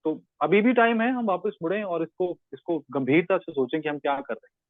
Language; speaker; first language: Hindi; non-native, local second language; Punjabi